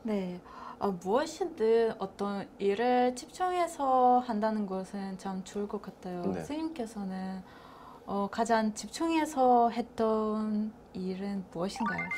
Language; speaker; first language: Korean; non-native, fluent; Russian